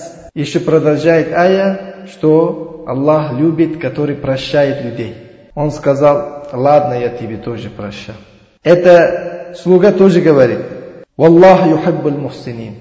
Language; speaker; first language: Russian; non-native, learner; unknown